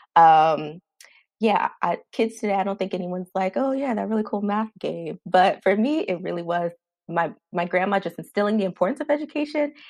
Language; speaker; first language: English; native; English